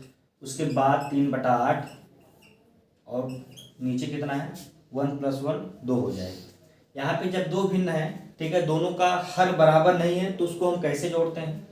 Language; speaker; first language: Hindi; native; Hindi